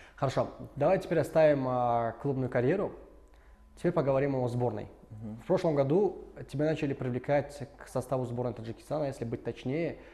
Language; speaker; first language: Russian; non-native, local second language; Tajik